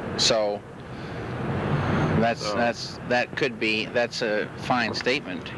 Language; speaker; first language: English; native; English